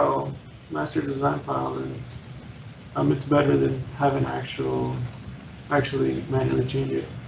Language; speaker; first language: English; native; English